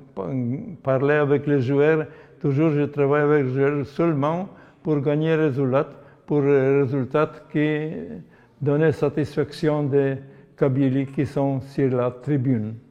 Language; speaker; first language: French; non-native, learner; Polish